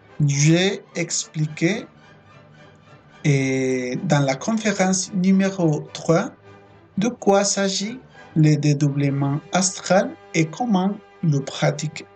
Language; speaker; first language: French; non-native, fluent; Spanish